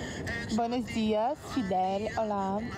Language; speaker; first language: Spanish; non-native, learner; Ukrainian